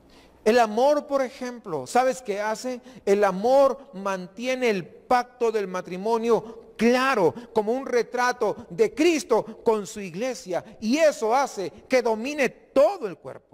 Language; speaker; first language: Spanish; native; Spanish